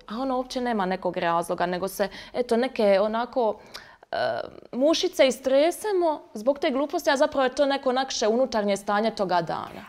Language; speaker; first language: Croatian; native; Croatian